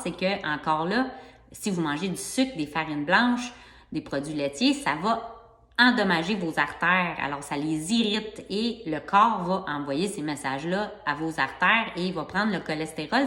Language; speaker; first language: French; native; French